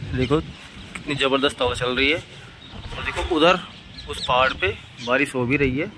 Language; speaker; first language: Hindi; native; Hindi